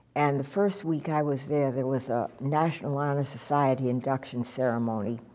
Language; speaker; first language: English; native; English